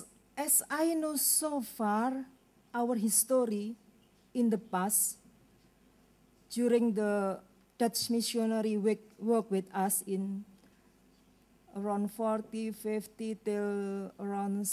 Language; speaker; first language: English; non-native, learner; Indonesian